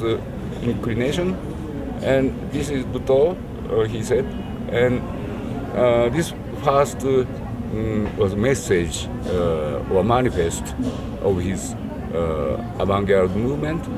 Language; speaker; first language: English; non-native, learner; Japanese